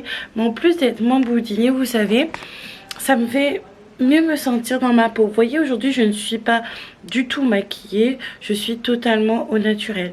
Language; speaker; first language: French; native; French